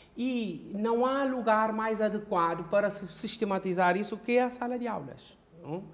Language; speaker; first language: Portuguese; non-native, local second language; Kabuverdianu